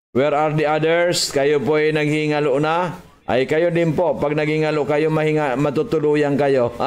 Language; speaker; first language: Filipino; non-native, local second language; Bikol